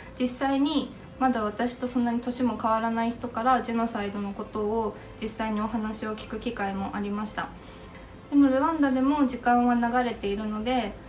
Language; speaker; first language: Japanese; native; Japanese